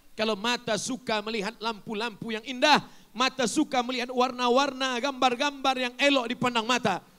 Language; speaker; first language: Malay; native; Malay